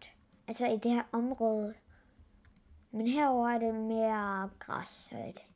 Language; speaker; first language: Danish; early bilingual, other home language; Spanish